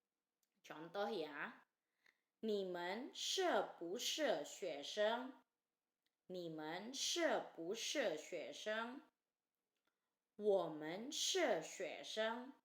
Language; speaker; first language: Chinese; non-native, fluent; Indonesian